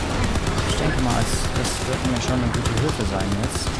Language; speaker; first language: German; native; German